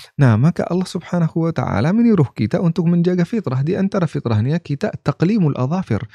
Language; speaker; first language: Indonesian; non-native, fluent; Arabic